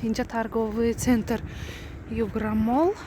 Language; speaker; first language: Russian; non-native, fluent; Tajik